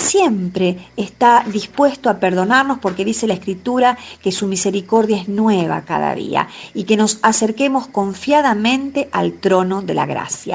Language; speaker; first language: Spanish; native; Spanish